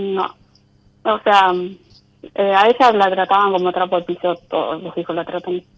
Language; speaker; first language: Spanish; native; Spanish